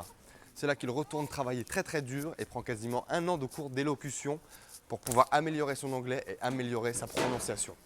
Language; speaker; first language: French; native; French